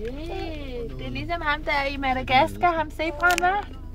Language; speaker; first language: Danish; native; Danish